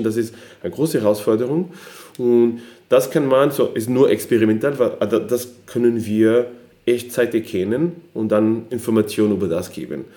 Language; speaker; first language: German; non-native, fluent; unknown